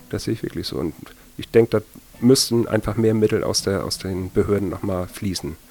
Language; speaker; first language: German; native; German